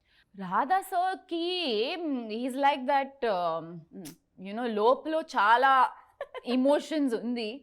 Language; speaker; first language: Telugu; non-native, local second language; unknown